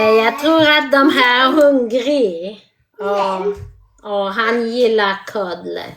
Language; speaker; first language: Swedish; non-native, learner; French